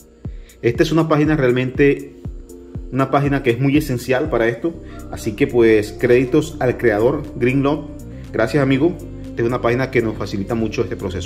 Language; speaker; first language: Spanish; native; Spanish